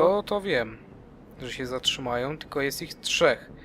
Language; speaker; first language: Polish; native; Polish